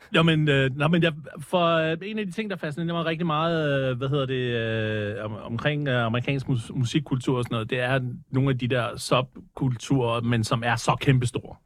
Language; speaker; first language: Danish; early bilingual, other home language; English